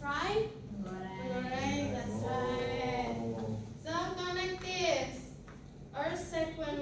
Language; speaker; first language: English; non-native, fluent; Indonesian